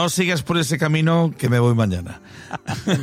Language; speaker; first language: Spanish; native; Spanish